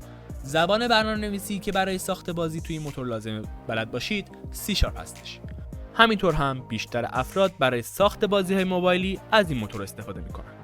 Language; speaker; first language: Persian; native; Persian